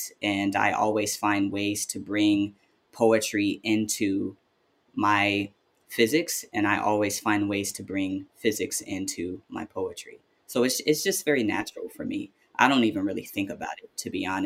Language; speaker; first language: English; native; English